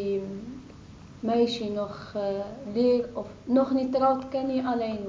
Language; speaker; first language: Dutch; non-native, learner; Arabic